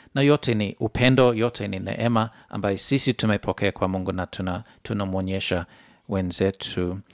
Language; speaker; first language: Swahili; non-native, fluent; English